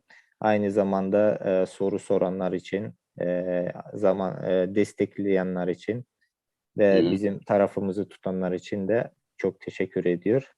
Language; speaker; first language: Turkish; non-native, fluent; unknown